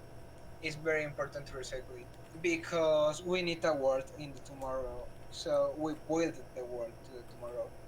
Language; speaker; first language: English; non-native, learner; Spanish